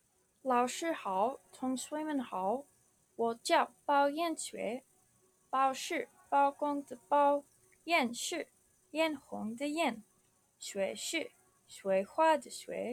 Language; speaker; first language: Chinese; non-native, learner; English